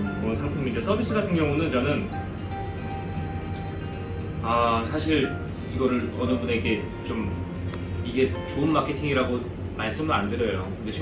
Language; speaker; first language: Korean; native; Korean